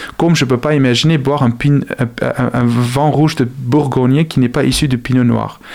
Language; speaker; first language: French; non-native, fluent; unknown